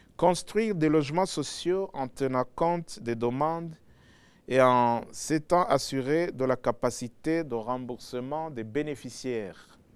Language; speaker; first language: French; non-native, local second language; Rundi